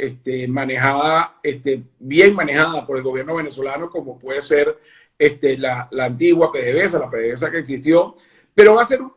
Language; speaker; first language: Spanish; native; Spanish